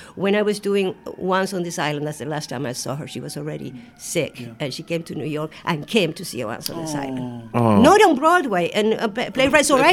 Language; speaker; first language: English; non-native, fluent; Spanish